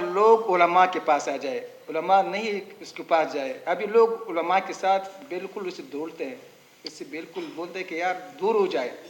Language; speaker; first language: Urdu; non-native, learner; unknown